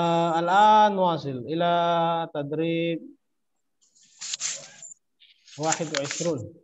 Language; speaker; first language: Arabic; non-native, fluent; Indonesian